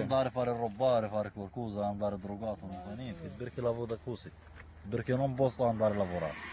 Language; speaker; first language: Italian; non-native, learner; Arabic